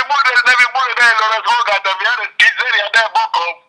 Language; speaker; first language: Swedish; non-native, fluent; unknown